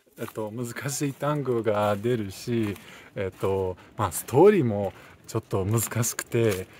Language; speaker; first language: Japanese; non-native, fluent; Russian